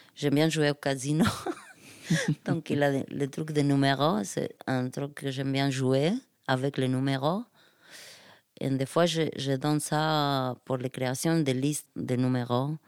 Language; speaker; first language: French; non-native, fluent; Spanish